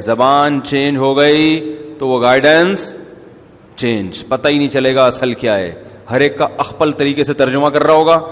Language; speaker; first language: Urdu; native; Urdu